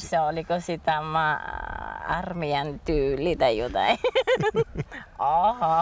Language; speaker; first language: Finnish; non-native, learner; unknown